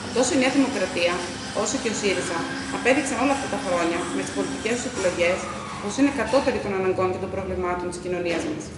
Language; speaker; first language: Greek; early bilingual, heritage; Greek